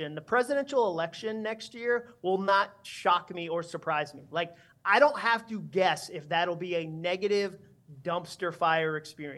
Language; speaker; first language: English; native; English